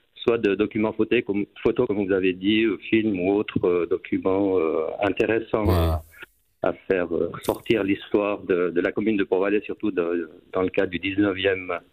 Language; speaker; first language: French; native; French